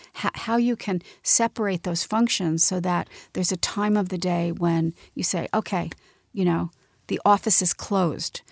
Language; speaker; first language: English; native; English